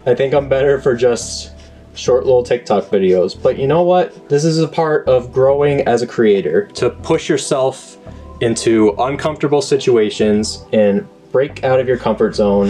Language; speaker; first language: English; native; English